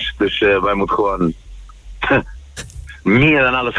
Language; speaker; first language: Dutch; non-native, fluent; Spanish